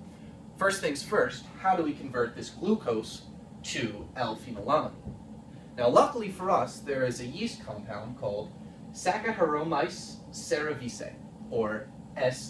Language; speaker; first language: English; native; English